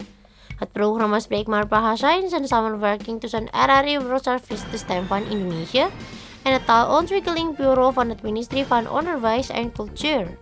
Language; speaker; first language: Dutch; non-native, fluent; Indonesian